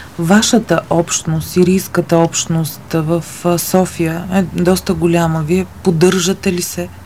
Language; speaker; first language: Bulgarian; native; Bulgarian